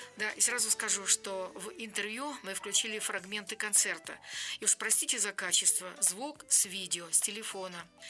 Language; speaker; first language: Russian; native; Russian